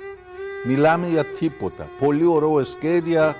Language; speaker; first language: Greek; non-native, learner; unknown